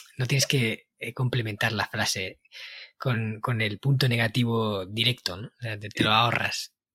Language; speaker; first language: Spanish; native; Spanish